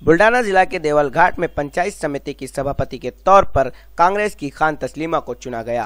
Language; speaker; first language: Hindi; native; Hindi